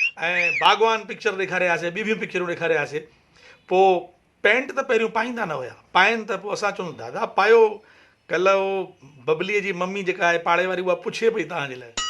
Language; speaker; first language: Sindhi; early bilingual, heritage; Sindhi